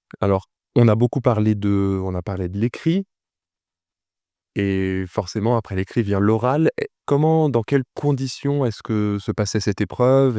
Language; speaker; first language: French; native; French